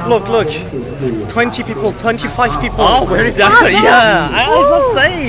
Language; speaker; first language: English; non-native, learner; French